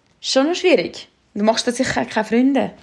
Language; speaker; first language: German; native; German